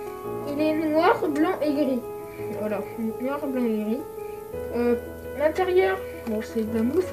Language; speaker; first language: French; native; French